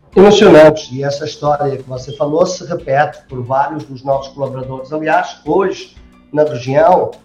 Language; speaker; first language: Portuguese; native; Portuguese